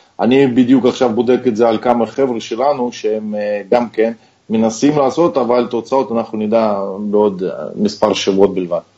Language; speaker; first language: Hebrew; non-native, fluent; Russian